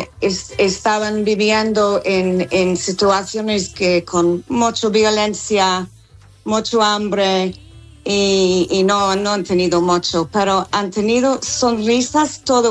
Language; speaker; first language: Spanish; non-native, fluent; English